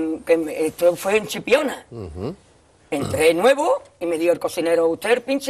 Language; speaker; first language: Spanish; native; Spanish